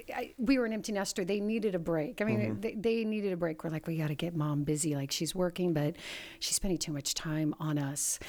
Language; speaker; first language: English; early bilingual, other home language; Italian